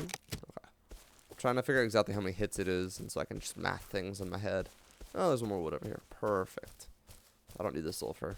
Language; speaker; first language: English; native; English